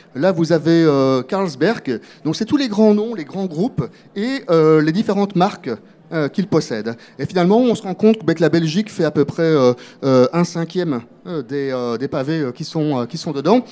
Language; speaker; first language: French; native; French